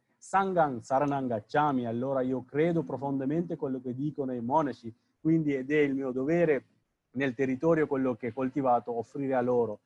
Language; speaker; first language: Italian; non-native, fluent; Sinhala